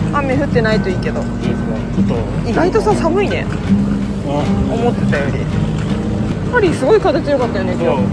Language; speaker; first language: Japanese; native; Japanese